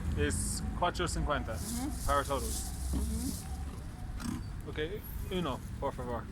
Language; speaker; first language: Spanish; non-native, learner; English